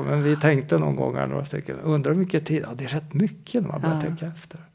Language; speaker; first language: Swedish; native; Swedish